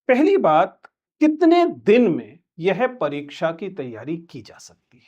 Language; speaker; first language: Hindi; native; Hindi